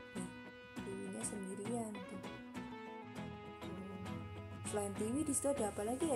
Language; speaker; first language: Indonesian; native; Indonesian